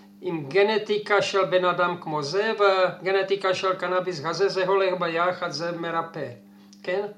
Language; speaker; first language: Hebrew; non-native, fluent; Czech